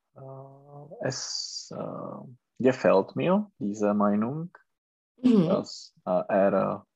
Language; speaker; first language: German; non-native, fluent; Czech